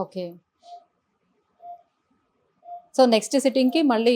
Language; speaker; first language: Telugu; native; Telugu